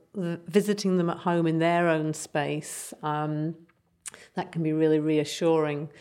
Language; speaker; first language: English; native; English